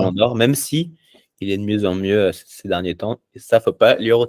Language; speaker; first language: French; native; French